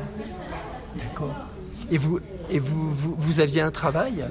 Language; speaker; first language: French; native; French